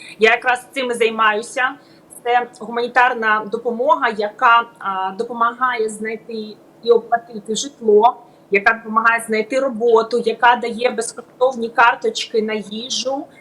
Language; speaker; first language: Ukrainian; native; Ukrainian